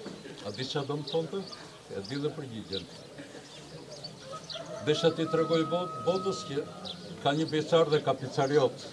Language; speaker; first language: Albanian; native; Albanian